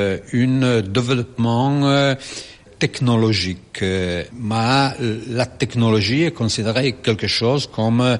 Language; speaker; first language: French; non-native, fluent; Italian